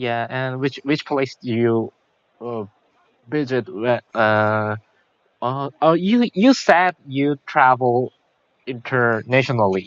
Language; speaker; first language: English; non-native, learner; Korean